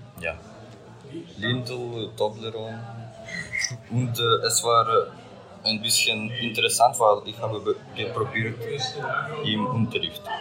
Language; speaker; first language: German; non-native, learner; Ukrainian